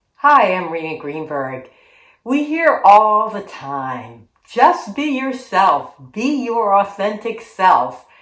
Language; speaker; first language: English; native; English